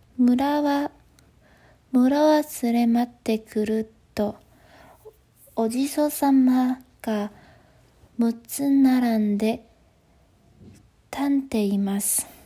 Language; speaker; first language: Japanese; non-native, learner; Chinese